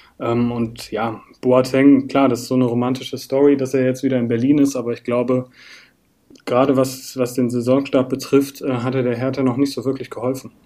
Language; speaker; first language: German; native; German